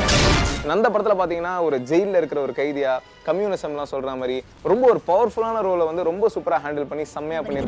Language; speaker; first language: Tamil; native; Tamil